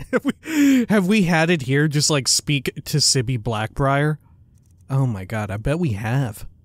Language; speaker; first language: English; native; English